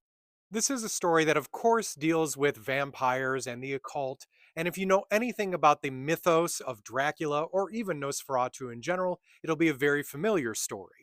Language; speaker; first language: English; native; English